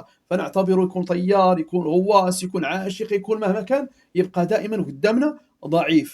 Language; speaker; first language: Arabic; native; Arabic